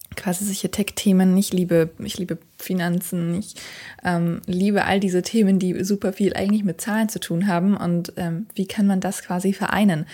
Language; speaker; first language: German; early bilingual, other home language; Kurdish